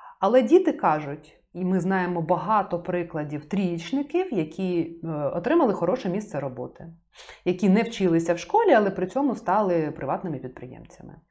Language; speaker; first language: Ukrainian; native; Ukrainian